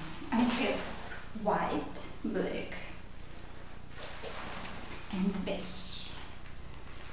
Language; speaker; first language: English; non-native, learner; Russian